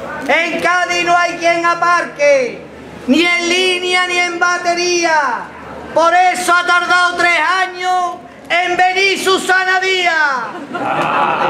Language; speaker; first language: Spanish; native; Spanish